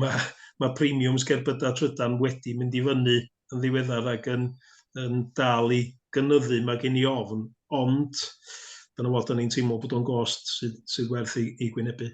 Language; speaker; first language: Welsh; native; Welsh